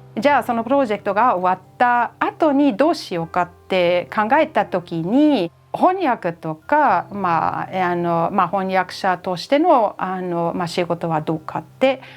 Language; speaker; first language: Japanese; non-native, fluent; German